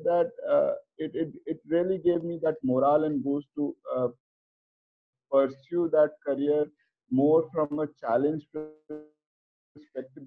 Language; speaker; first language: English; non-native, local second language; Hindi